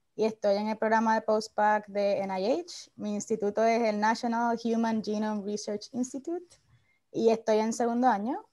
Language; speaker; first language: Spanish; native; Spanish